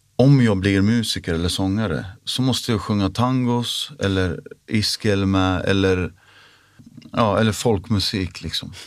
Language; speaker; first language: Swedish; non-native, local second language; Finnish